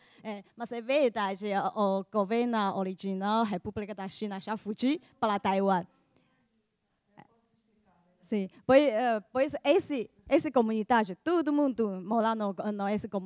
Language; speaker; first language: Portuguese; non-native, learner; Chinese